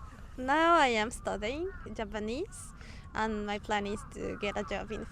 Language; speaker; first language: English; non-native, fluent; Spanish